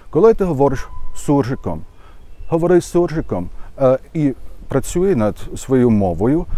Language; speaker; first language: Ukrainian; non-native, fluent; German